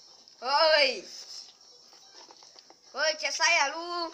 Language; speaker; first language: Chinese; early bilingual, heritage; Chinese